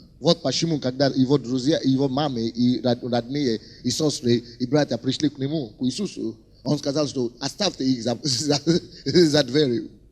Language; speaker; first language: Russian; non-native, fluent; Yoruba